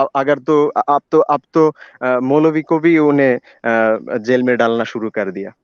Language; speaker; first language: Hindi; non-native, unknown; Bangla